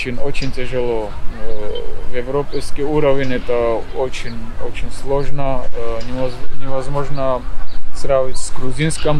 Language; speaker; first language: Russian; non-native, learner; Georgian